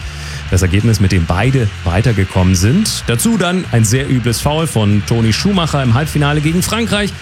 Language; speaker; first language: German; native; German